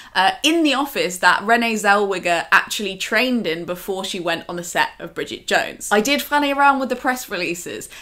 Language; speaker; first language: English; native; English